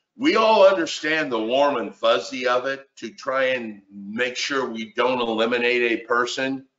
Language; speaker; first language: English; native; English